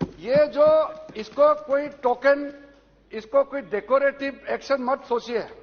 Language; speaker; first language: Hindi; non-native, local second language; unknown